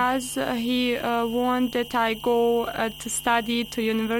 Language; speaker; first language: English; non-native, learner; Bosnian